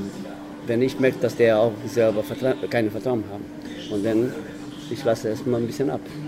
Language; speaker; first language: German; non-native, fluent; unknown